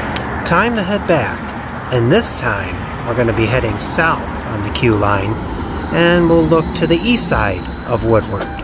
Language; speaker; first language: English; native; English